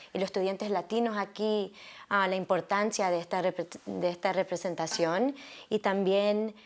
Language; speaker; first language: Spanish; early bilingual, heritage; Spanish